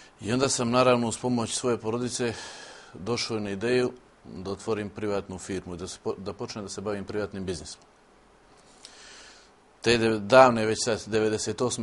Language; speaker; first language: Serbian; native; Serbian